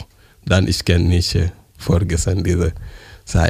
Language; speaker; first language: German; non-native, learner; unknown